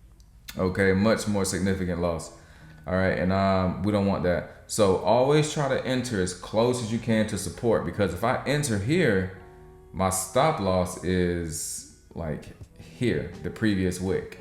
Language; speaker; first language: English; native; English